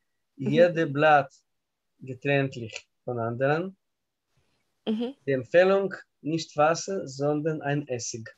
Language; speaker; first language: German; non-native, learner; Russian